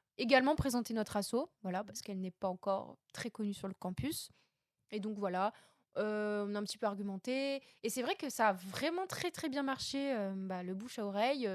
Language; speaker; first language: French; native; French